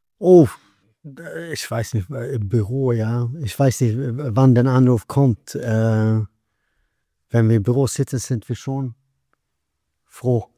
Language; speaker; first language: German; non-native, fluent; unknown